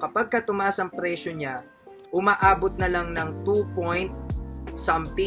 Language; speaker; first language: Filipino; native; Filipino